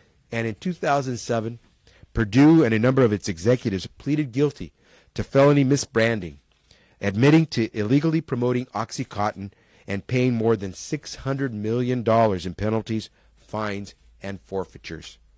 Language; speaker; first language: English; early bilingual, other home language; Spanish